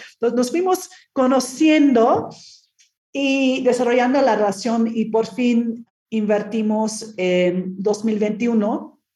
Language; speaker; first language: Spanish; non-native, fluent; English